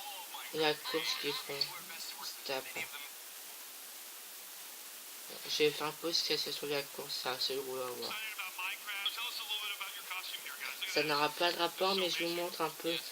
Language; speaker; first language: French; native; French